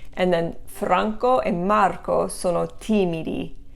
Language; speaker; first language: Italian; non-native, fluent; English